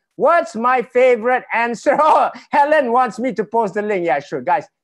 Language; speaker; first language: English; non-native, local second language; Malay